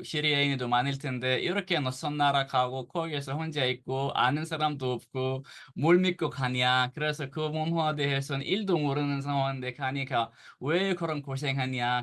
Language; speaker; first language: Korean; non-native, fluent; Arabic